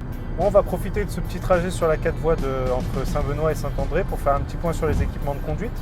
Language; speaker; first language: French; native; French